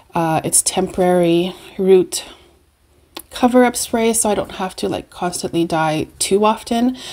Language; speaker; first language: English; native; English